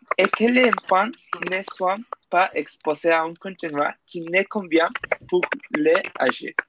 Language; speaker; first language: French; non-native, learner; Spanish